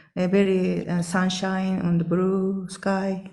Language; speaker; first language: English; non-native, learner; Japanese